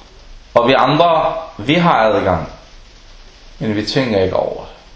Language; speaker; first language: Danish; non-native, local second language; Arabic